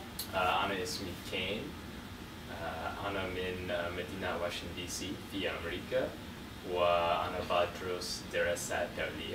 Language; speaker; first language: Arabic; non-native, learner; English